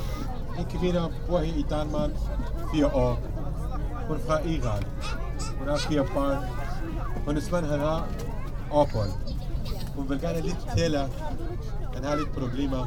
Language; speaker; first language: Danish; non-native, learner; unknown